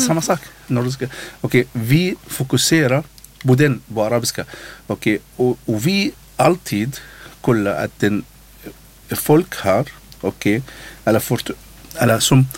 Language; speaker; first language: Swedish; non-native, learner; Arabic